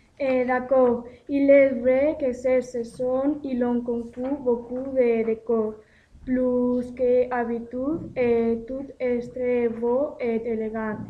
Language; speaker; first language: French; non-native, learner; Spanish